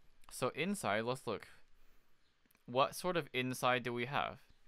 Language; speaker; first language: English; native; English